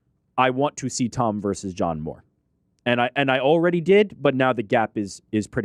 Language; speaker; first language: English; native; English